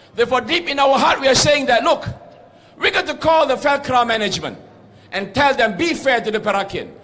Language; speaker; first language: English; non-native, local second language; Malay